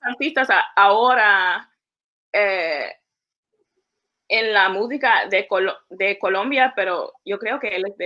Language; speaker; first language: Spanish; early bilingual, heritage; English